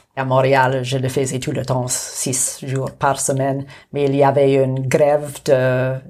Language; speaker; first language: French; non-native, local second language; English